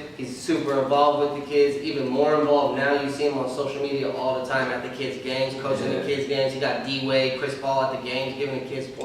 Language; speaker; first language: English; native; English